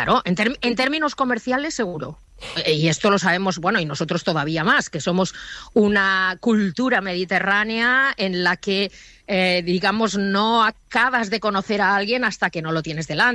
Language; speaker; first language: Spanish; native; Spanish